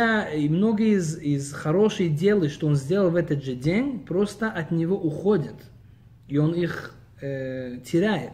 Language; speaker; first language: Russian; early bilingual, heritage; Russian